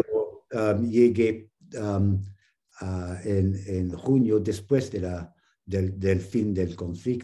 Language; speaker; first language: Spanish; non-native, fluent; English